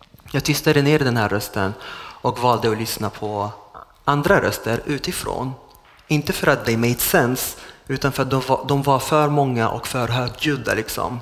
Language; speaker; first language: Swedish; non-native, fluent; Arabic